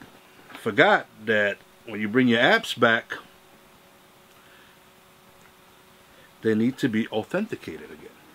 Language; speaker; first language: English; native; English